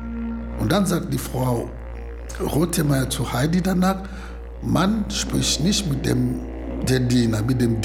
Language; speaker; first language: German; non-native, learner; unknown